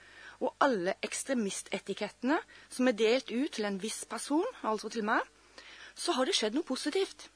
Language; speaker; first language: Norwegian; native; Norwegian